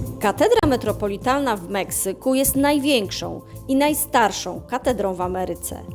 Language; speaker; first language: Polish; native; Polish